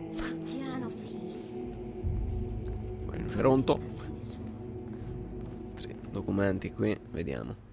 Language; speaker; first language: Italian; native; Italian